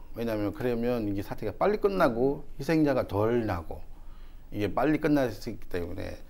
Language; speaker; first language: Korean; non-native, fluent; Burmese